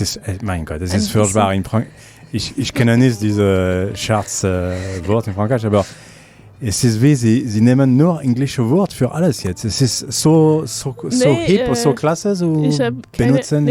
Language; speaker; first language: German; non-native, learner; French